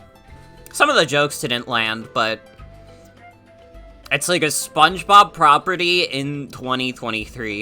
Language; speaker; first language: English; native; English